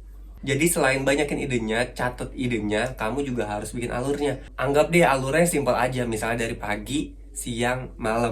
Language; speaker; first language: Indonesian; native; Indonesian